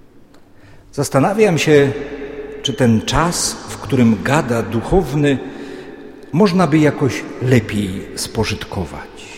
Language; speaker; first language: Polish; native; Polish